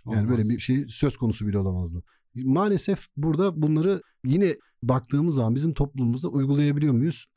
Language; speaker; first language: Turkish; native; Turkish